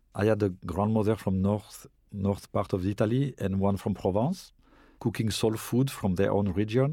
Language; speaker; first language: English; non-native, fluent; French